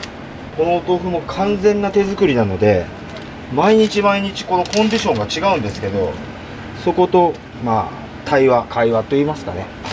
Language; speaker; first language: Japanese; native; Japanese